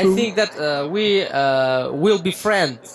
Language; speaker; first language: English; non-native, learner; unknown